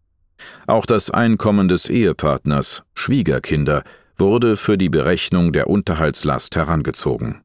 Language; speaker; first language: German; native; German